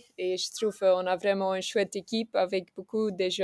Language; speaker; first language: French; non-native, local second language; Dutch